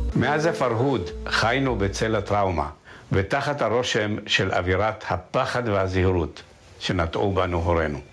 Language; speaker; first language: Hebrew; early bilingual, other home language; Arabic